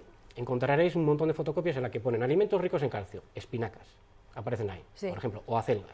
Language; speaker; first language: Spanish; native; Spanish